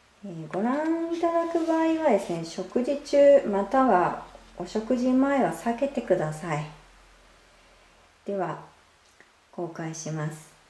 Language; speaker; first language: Japanese; native; Japanese